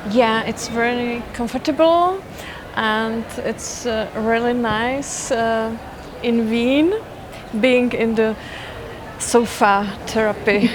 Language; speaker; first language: English; non-native, fluent; Czech